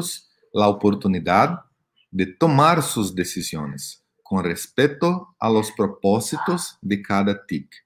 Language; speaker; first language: Spanish; non-native, fluent; Portuguese